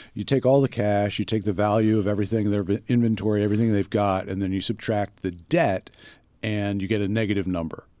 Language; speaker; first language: English; native; English